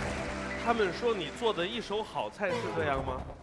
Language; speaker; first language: Chinese; native; Chinese